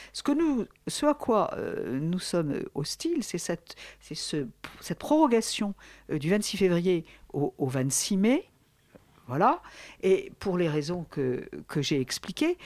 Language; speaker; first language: French; native; French